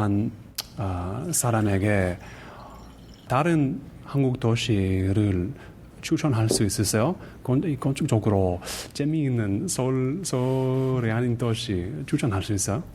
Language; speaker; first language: Korean; non-native, learner; English